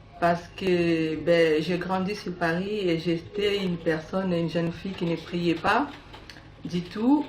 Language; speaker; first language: French; native; French